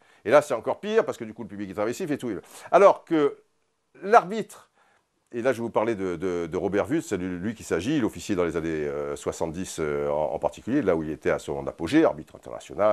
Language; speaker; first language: French; native; French